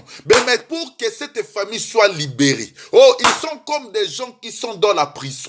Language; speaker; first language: French; non-native, local second language; Lingala